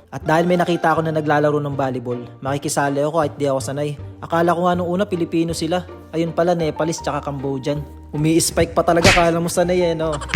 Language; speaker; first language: Filipino; native; Filipino